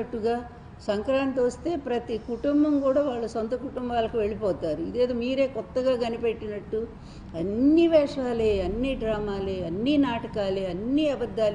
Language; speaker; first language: Telugu; native; Telugu